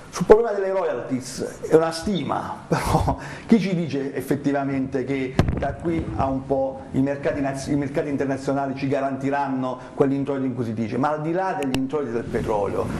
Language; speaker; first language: Italian; native; Italian